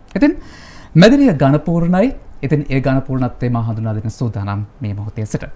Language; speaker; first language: Sinhala; native; Sinhala